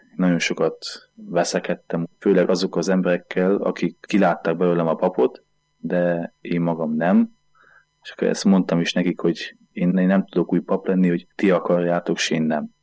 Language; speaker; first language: Hungarian; native; Hungarian